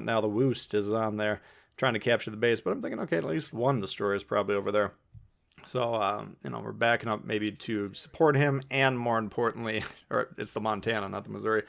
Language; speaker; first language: English; native; English